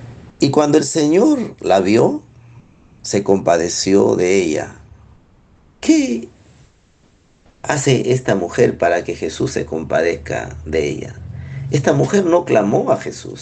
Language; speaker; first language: Spanish; native; Spanish